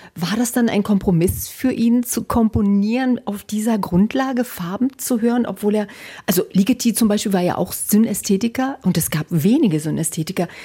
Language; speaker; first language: German; native; German